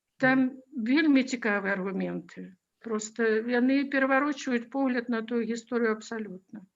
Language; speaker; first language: Belarusian; non-native, local second language; Russian